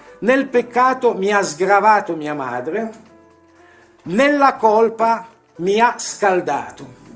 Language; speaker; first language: Italian; native; Italian